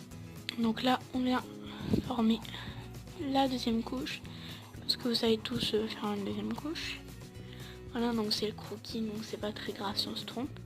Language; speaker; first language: French; native; French